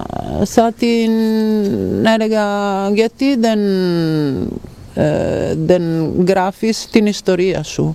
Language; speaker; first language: Greek; non-native, fluent; Italian